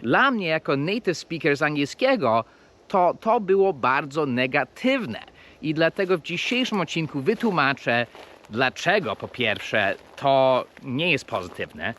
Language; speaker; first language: Polish; non-native, fluent; English